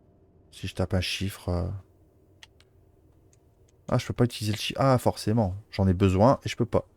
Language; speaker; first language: French; native; French